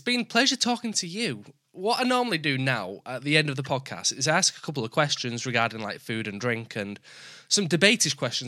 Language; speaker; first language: English; native; English